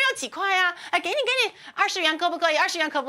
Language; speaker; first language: Chinese; non-native, learner; English